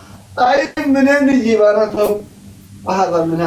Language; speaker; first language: Arabic; non-native, learner; Oromo